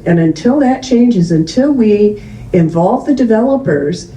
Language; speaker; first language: English; native; English